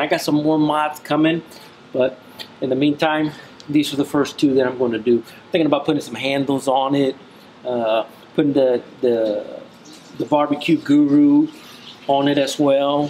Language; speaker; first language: English; native; English